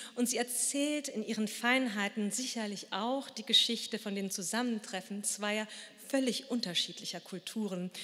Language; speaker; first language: German; native; German